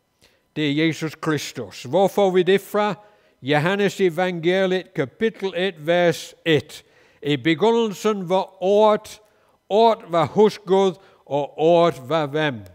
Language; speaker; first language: Danish; non-native, fluent; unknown